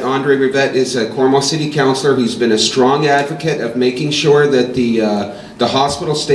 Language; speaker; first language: English; native; English